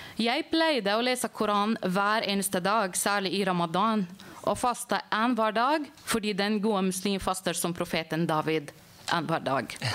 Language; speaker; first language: Norwegian; non-native, fluent; Arabic